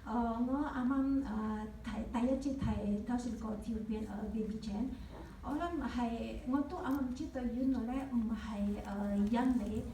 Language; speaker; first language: Cantonese; non-native, learner; Indonesian